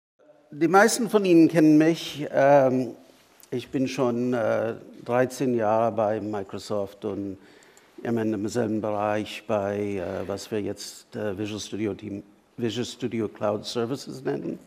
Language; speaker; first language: German; non-native, fluent; English